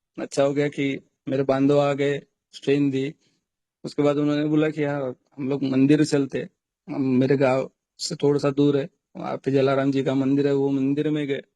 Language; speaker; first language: Hindi; non-native, local second language; Marathi